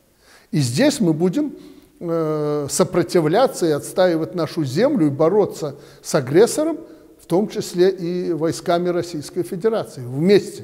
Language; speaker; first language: Russian; native; Russian